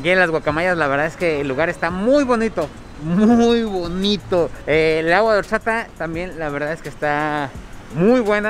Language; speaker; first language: Spanish; native; Spanish